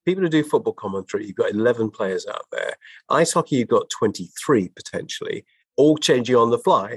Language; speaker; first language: English; native; English